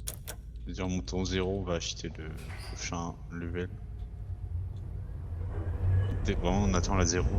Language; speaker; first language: French; native; French